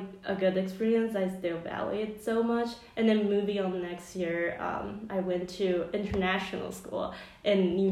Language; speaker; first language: English; non-native, fluent; Chinese